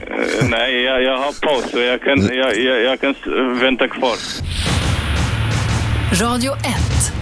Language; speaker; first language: Swedish; non-native, learner; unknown